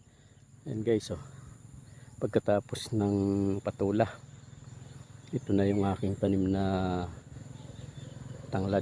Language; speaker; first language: Filipino; native; Filipino